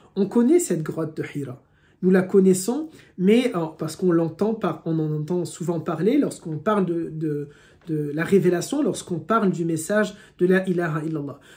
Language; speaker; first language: French; native; French